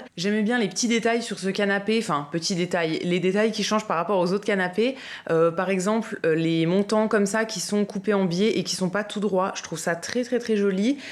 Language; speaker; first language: French; native; French